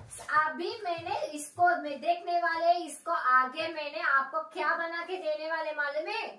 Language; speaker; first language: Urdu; non-native, local second language; Tamil